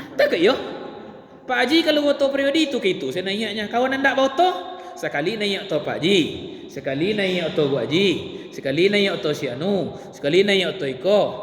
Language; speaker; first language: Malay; non-native, local second language; Minangkabau